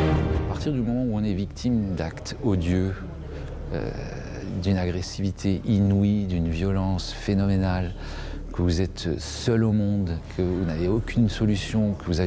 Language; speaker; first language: French; native; French